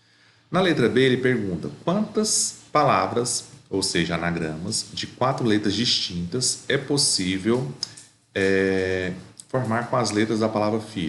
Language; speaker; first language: Portuguese; native; Portuguese